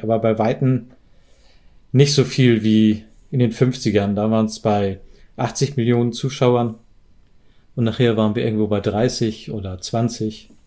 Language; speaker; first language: German; native; German